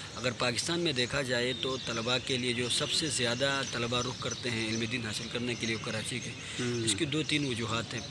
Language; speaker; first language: Urdu; non-native, local second language; Shina